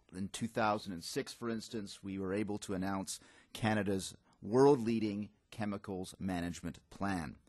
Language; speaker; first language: English; native; English